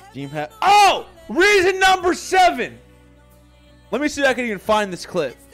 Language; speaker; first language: English; native; English